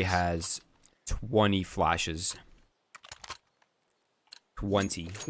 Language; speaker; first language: English; native; English